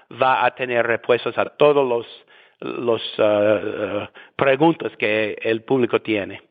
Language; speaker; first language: Spanish; non-native, fluent; English